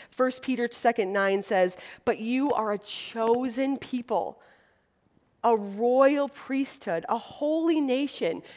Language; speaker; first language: English; native; English